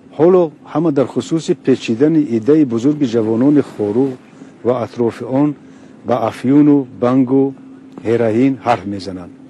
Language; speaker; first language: Tajik; non-native, local second language; Shughni